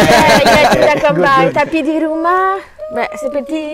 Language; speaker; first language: Indonesian; non-native, learner; French